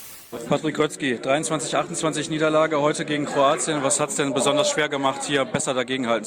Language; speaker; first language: German; native; German